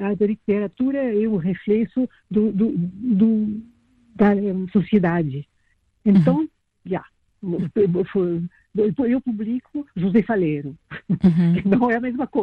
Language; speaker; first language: Portuguese; non-native, fluent; French